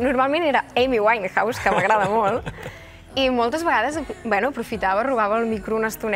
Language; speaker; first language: Catalan; native; Catalan